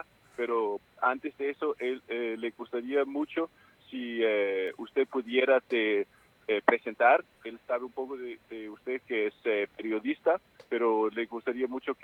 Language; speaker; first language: Spanish; non-native, fluent; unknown